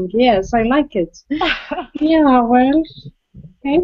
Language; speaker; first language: English; non-native, learner; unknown